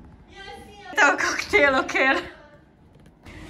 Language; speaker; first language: Hungarian; early bilingual, heritage; English